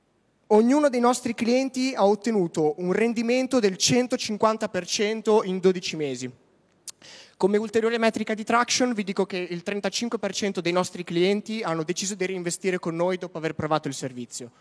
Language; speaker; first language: Italian; native; Italian